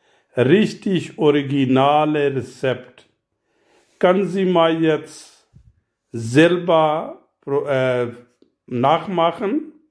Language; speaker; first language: German; non-native, learner; Urdu